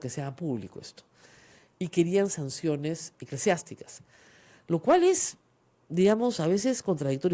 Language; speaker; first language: Spanish; native; Spanish